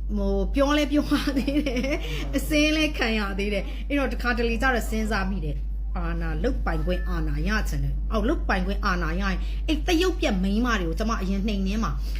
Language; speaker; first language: Burmese; native; Burmese